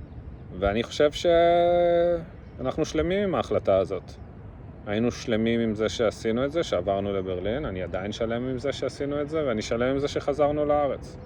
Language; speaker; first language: Hebrew; early bilingual, other home language; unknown